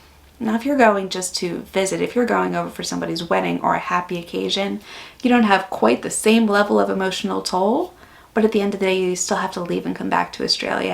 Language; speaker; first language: English; native; English